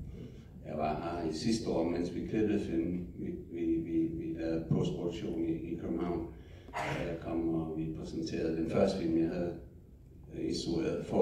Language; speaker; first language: Danish; non-native, fluent; English